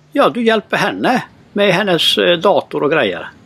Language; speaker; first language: Swedish; native; Swedish